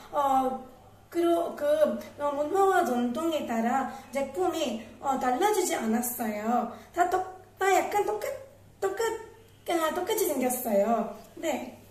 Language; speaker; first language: Korean; non-native, learner; Tamil